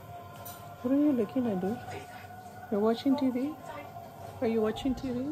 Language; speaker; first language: English; early bilingual, other home language; Spanish